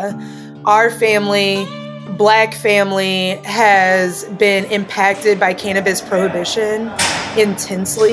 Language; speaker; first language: English; native; English